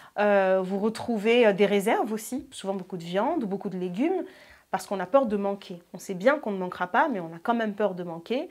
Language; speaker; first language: French; non-native, local second language; Ngazidja Comorian